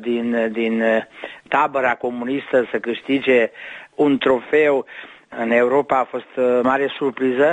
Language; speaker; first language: Romanian; early bilingual, heritage; Romanian